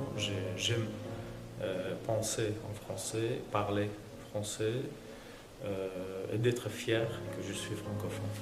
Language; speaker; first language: French; non-native, fluent; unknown